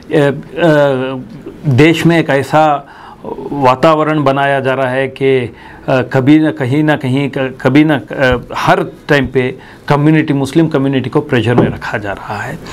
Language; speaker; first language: Hindi; native; Hindi